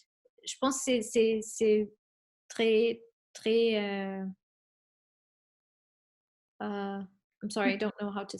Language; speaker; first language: French; non-native, fluent; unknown